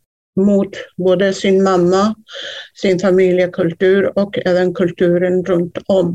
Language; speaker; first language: Swedish; non-native, fluent; Kurdish